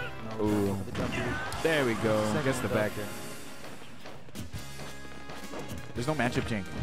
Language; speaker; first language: English; native; English